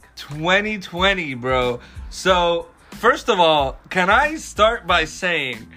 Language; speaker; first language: English; early bilingual, other home language; Arabic